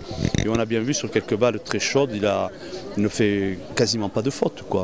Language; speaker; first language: French; native; French